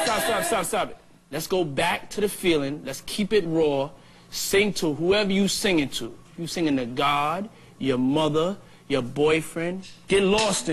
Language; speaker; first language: English; native; English